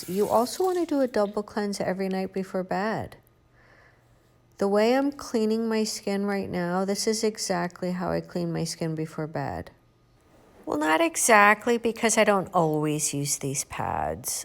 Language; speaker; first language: English; native; English